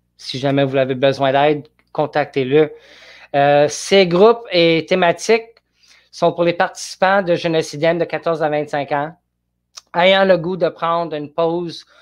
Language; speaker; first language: French; non-native, learner; English